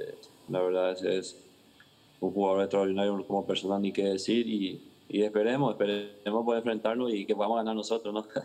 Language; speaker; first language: Spanish; native; Spanish